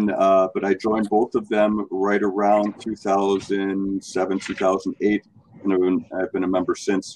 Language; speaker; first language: English; native; English